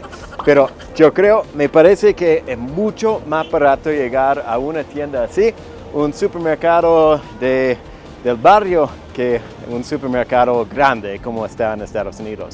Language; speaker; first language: Spanish; non-native, fluent; English